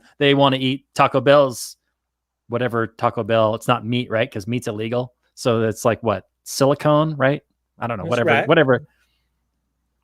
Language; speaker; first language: English; native; English